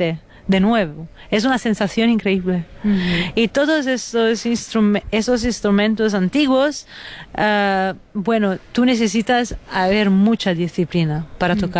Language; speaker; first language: Spanish; non-native, fluent; Italian